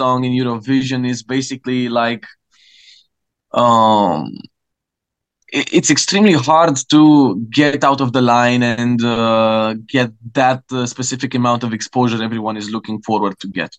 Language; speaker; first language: English; non-native, fluent; Romanian